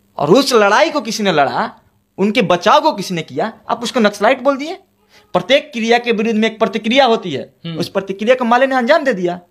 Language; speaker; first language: Hindi; native; Hindi